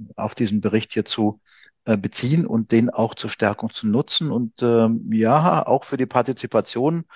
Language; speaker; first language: German; native; German